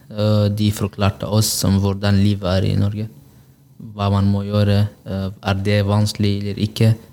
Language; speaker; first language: Norwegian; non-native, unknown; Arabic